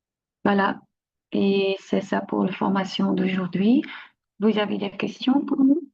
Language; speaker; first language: French; non-native, local second language; Dutch